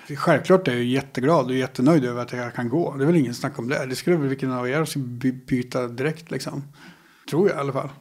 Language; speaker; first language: Swedish; native; Swedish